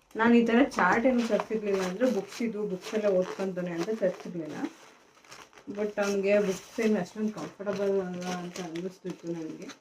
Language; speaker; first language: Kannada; non-native, local second language; Telugu